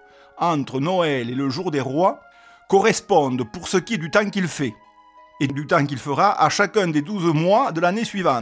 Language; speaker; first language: French; native; French